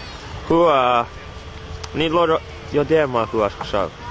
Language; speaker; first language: Hebrew; non-native, learner; English